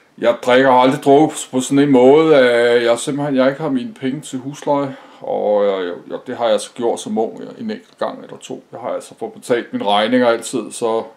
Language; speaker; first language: Danish; native; Danish